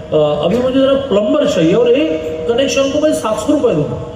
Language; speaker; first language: Hindi; non-native, local second language; Marathi